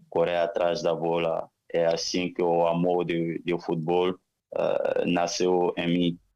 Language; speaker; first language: Portuguese; non-native, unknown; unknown